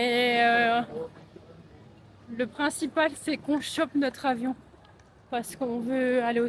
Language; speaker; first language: French; native; French